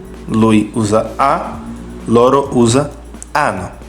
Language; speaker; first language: Italian; non-native, fluent; Portuguese